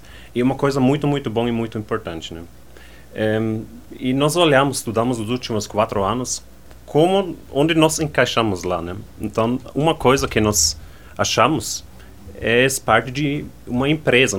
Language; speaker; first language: Portuguese; non-native, fluent; German